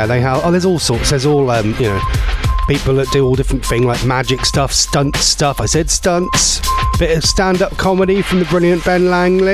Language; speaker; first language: English; native; English